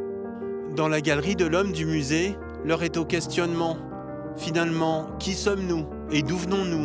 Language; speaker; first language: French; native; French